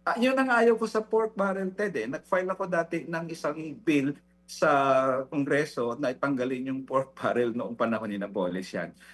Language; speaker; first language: Filipino; non-native, local second language; Hiligaynon